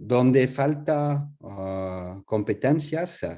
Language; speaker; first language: Spanish; non-native, learner; French